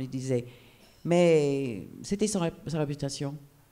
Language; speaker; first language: French; non-native, fluent; English